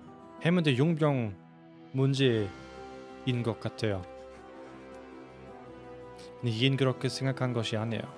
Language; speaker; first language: Korean; non-native, fluent; German